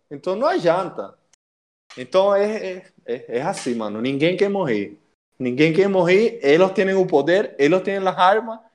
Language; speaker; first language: Portuguese; non-native, fluent; Spanish